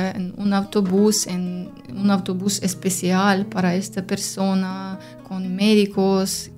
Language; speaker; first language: Spanish; non-native, learner; Ukrainian